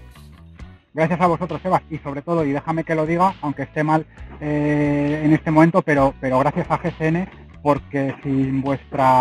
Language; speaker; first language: Spanish; native; Spanish